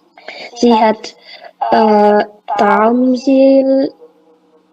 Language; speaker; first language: German; non-native, learner; Indonesian